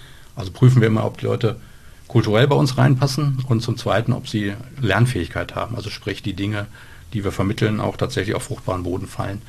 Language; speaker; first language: German; native; German